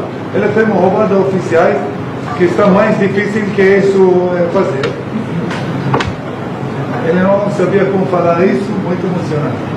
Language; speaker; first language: Portuguese; non-native, learner; Hebrew